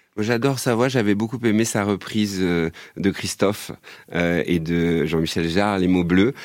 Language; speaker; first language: French; native; French